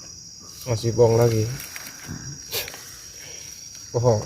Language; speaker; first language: Indonesian; native; Indonesian